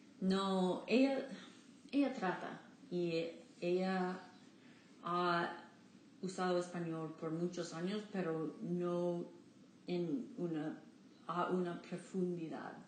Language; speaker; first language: Spanish; non-native, learner; English